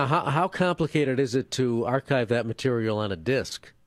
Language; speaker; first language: English; native; English